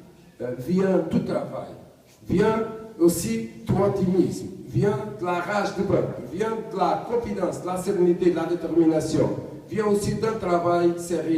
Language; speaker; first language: French; non-native, learner; Portuguese